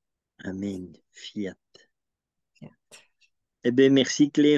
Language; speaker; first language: French; native; French